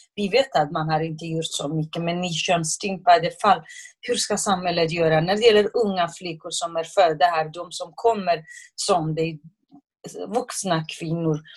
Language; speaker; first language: Swedish; non-native, fluent; Kurdish